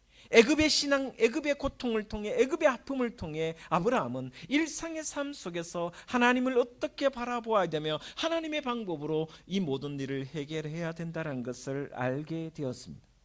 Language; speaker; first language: Korean; native; Korean